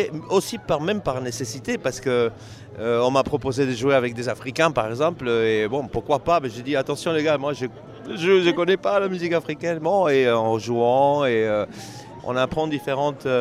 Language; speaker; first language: French; non-native, fluent; Spanish